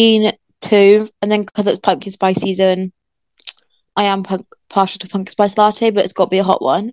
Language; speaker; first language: English; native; English